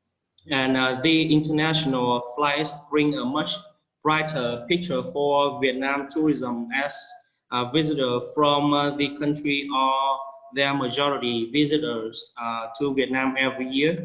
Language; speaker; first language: English; non-native, fluent; Vietnamese